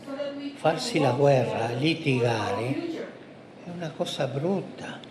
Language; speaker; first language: Italian; early bilingual, heritage; Spanish